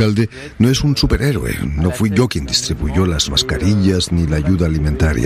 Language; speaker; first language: Spanish; native; Spanish